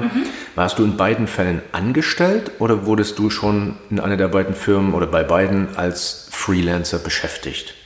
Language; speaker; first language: German; native; German